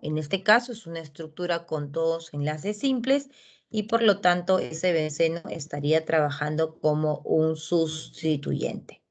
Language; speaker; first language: Spanish; native; Spanish